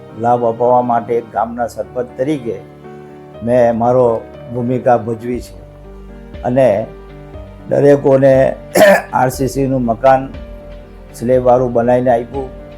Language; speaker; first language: Gujarati; native; Gujarati